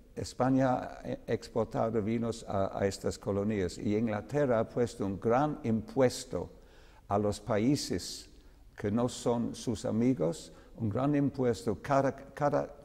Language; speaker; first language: Spanish; non-native, learner; English